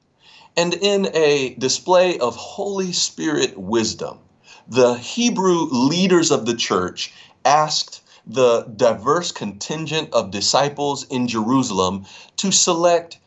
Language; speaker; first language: English; native; English